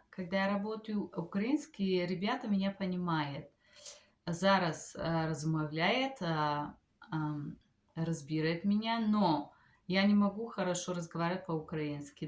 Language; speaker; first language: Russian; non-native, fluent; Bulgarian